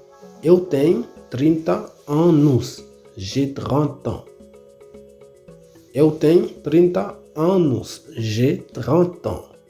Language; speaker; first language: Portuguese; non-native, learner; Haitian Creole